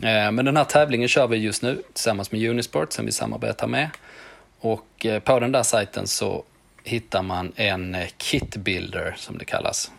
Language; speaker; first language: Swedish; native; Swedish